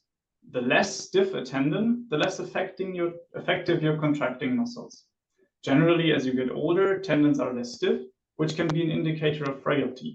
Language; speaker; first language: English; non-native, fluent; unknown